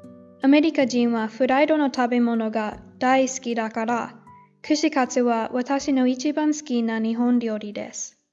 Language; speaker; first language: Japanese; non-native, learner; English